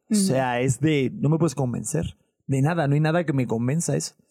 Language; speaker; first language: Spanish; native; Spanish